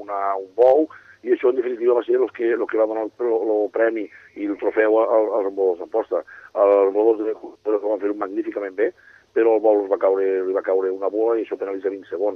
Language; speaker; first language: Catalan; native; Catalan